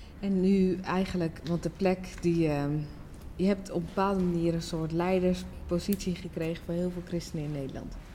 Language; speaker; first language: Dutch; native; Dutch